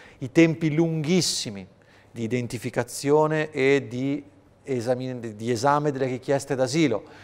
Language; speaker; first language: Italian; native; Italian